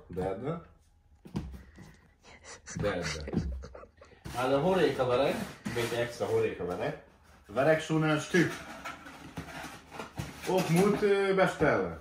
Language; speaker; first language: Dutch; non-native, learner; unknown